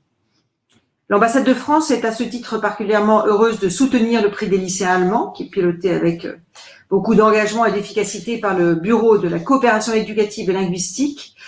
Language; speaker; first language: French; native; French